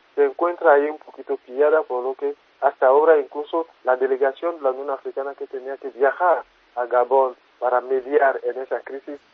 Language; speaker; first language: Spanish; non-native, fluent; French